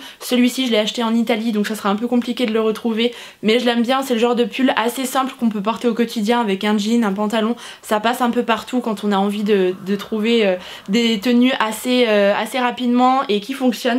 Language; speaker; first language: French; native; French